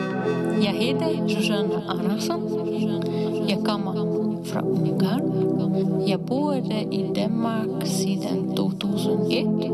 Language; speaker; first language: Danish; non-native, fluent; Hungarian